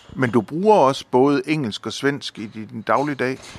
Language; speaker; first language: Danish; native; Danish